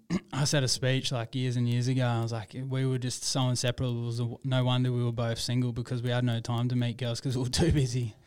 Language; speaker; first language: English; native; English